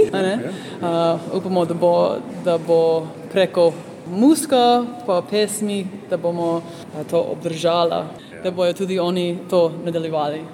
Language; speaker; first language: Slovenian; early bilingual, heritage; Slovenian